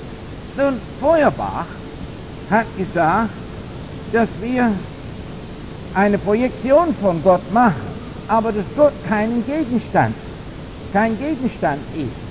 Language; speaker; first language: German; non-native, fluent; English